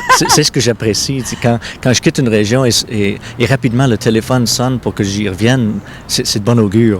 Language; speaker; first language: French; non-native, local second language; English